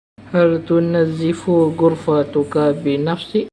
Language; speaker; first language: Arabic; non-native, learner; Malay